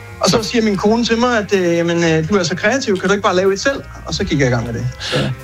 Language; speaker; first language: Danish; native; Danish